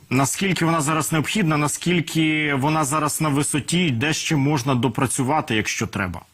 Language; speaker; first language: Ukrainian; native; Ukrainian